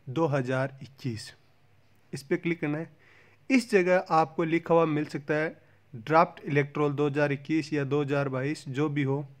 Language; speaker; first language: Hindi; native; Hindi